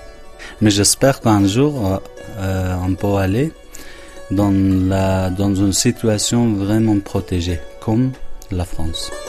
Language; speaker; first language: French; non-native, learner; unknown